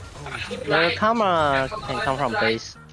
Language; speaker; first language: English; non-native, learner; Vietnamese